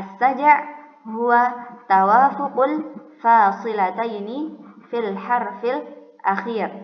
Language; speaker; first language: Arabic; non-native, fluent; Indonesian